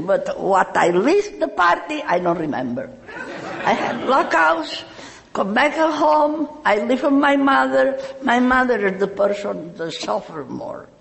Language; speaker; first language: English; non-native, learner; Catalan